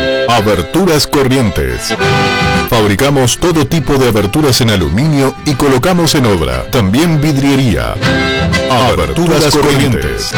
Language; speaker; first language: Spanish; native; Spanish